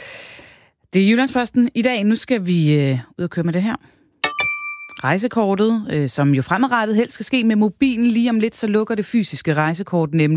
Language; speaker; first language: Danish; native; Danish